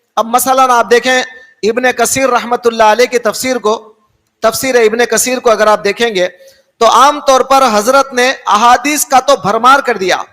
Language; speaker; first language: Urdu; native; Urdu